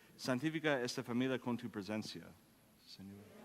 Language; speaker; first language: Spanish; non-native, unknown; English